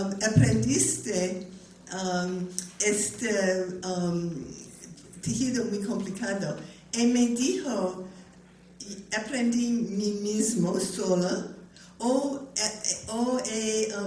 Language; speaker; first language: Spanish; non-native, learner; English